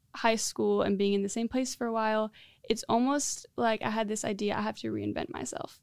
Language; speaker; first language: English; native; English